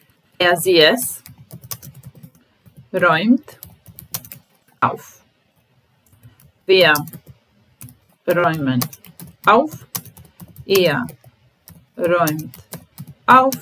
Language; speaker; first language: German; non-native, fluent; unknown